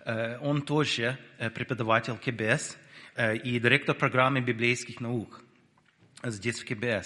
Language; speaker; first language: Russian; non-native, fluent; English